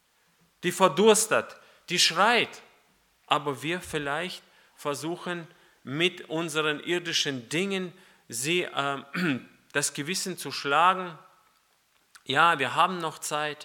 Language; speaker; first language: German; non-native, fluent; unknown